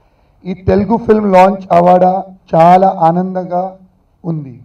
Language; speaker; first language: Telugu; non-native, learner; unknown